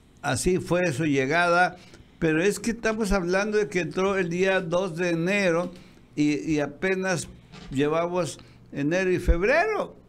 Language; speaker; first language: Spanish; native; Spanish